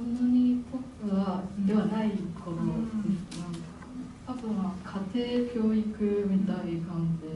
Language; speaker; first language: Japanese; non-native, fluent; Chinese